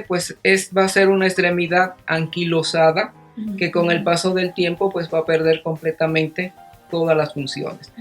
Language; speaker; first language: Spanish; native; Spanish